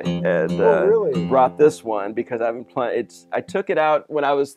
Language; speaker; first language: English; native; English